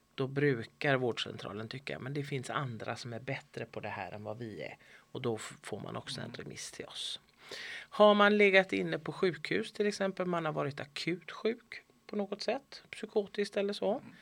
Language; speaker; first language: Swedish; native; Swedish